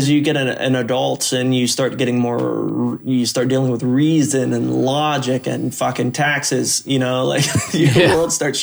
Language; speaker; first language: English; native; English